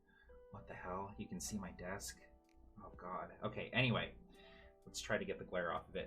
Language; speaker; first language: English; native; English